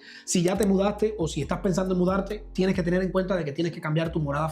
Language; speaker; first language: Spanish; native; Spanish